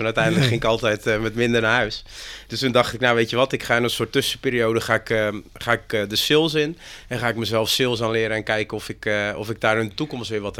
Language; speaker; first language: Dutch; native; Dutch